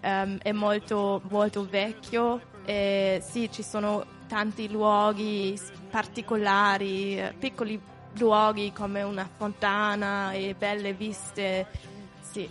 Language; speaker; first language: Italian; non-native, fluent; German